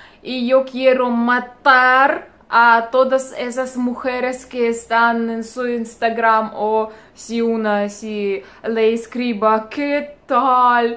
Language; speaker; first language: Spanish; non-native, learner; Russian